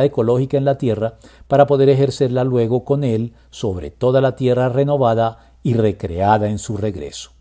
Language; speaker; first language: Spanish; native; Spanish